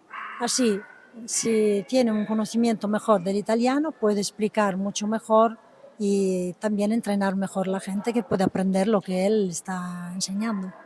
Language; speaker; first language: Spanish; non-native, fluent; Italian